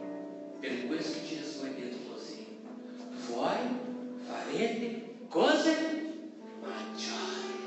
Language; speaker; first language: Italian; non-native, learner; Portuguese